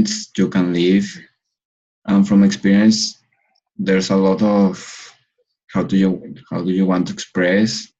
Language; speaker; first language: English; non-native, learner; Spanish